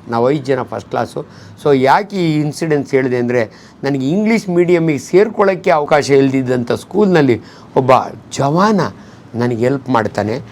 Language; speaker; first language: Kannada; native; Kannada